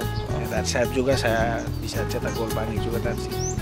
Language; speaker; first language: Indonesian; non-native, learner; Tetum